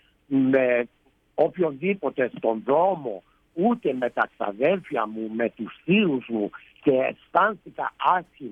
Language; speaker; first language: Greek; early bilingual, heritage; Greek